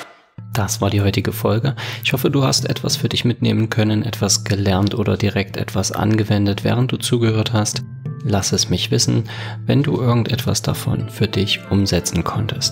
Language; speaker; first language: German; native; German